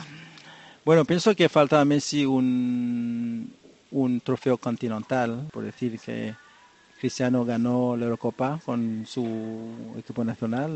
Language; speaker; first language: Spanish; non-native, fluent; French